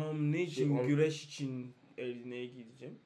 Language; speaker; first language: Turkish; non-native, learner; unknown